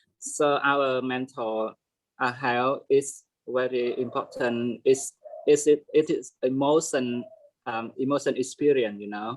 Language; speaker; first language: English; non-native, learner; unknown